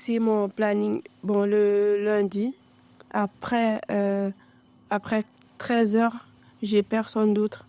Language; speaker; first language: French; non-native, learner; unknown